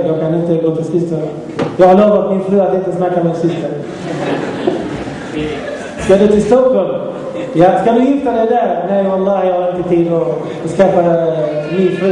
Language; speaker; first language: Swedish; non-native, fluent; Arabic